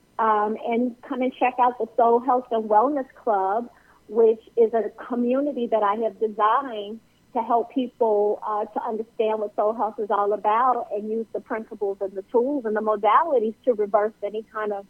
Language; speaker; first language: English; native; English